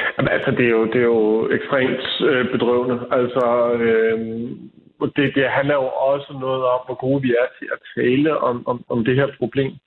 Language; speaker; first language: Danish; native; Danish